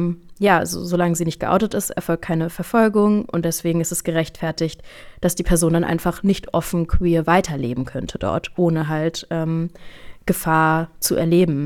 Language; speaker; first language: German; native; German